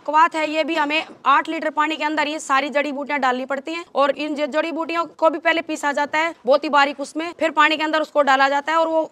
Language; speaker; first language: Hindi; native; Hindi